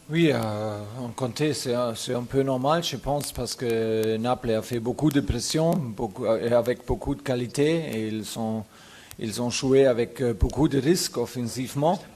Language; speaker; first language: French; non-native, fluent; German